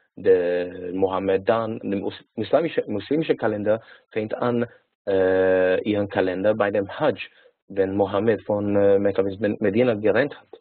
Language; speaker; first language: German; non-native, fluent; Hungarian